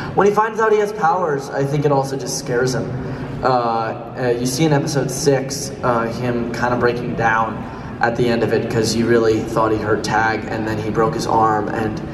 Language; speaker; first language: English; native; English